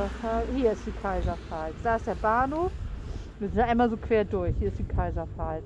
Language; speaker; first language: German; native; German